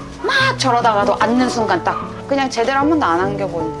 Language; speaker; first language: Korean; native; Korean